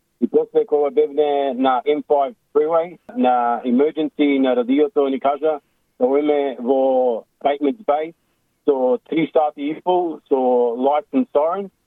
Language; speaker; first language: Macedonian; early bilingual, heritage; Macedonian